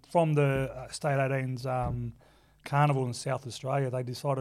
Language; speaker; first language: English; native; English